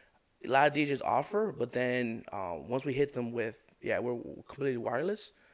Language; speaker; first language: English; native; English